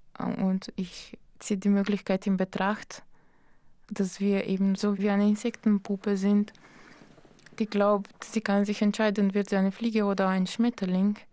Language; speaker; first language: German; non-native, fluent; Slovenian